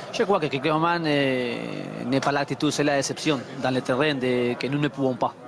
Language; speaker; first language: French; non-native, learner; Spanish